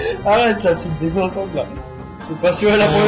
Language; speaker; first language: French; native; French